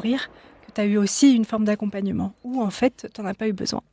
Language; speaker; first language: French; native; French